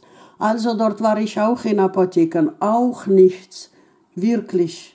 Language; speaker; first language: German; non-native, fluent; Russian